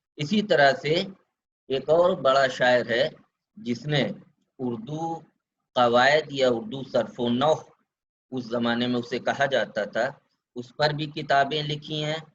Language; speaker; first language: Urdu; native; Urdu